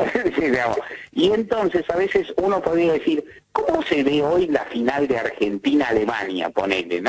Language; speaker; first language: Spanish; native; Spanish